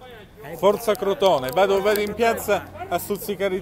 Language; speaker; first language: Italian; native; Italian